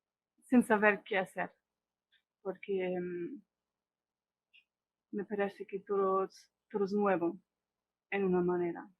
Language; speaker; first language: Spanish; non-native, fluent; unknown